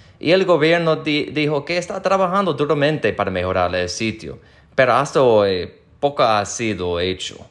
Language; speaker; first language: Spanish; non-native, fluent; English